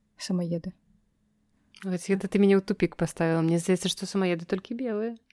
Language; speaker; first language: Belarusian; non-native, local second language; Russian